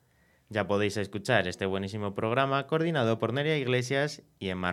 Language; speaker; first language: Spanish; native; Spanish